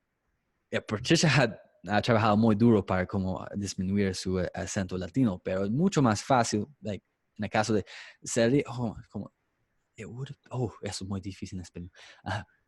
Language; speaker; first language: Spanish; non-native, fluent; English